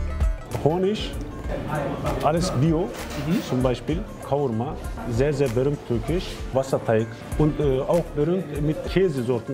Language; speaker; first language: German; non-native, learner; Turkish